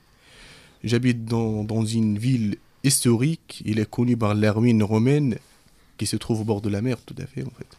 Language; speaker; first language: French; non-native, fluent; Arabic